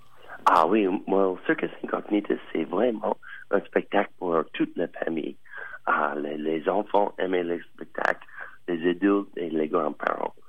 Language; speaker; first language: French; non-native, learner; English